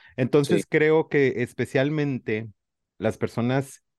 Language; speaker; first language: Spanish; native; Spanish